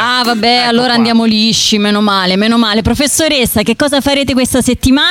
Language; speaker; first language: Italian; native; Italian